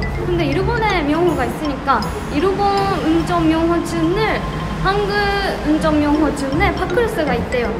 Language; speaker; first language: Korean; non-native, fluent; Japanese